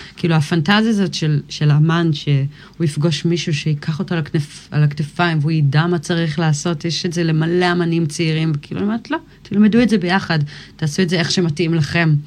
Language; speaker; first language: Hebrew; early bilingual, other home language; English